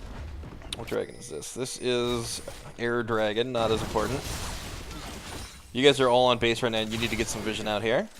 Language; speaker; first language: English; native; English